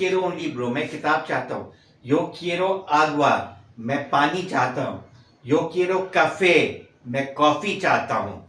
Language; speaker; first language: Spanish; non-native, learner; Urdu